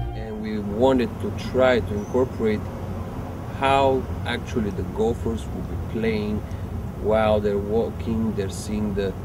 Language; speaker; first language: English; non-native, fluent; Bulgarian